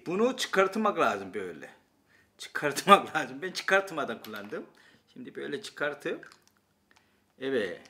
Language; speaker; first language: Turkish; non-native, fluent; Korean